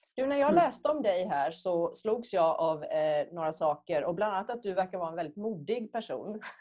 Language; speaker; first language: Swedish; native; Swedish